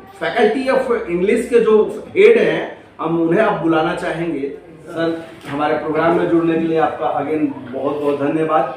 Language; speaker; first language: Hindi; native; Hindi